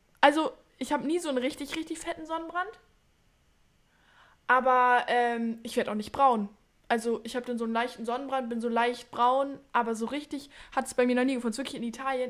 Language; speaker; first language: German; native; German